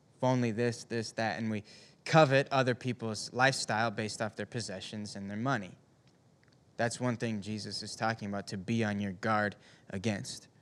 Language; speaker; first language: English; native; English